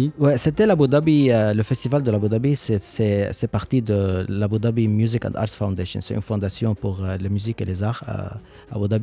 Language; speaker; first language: French; non-native, learner; Arabic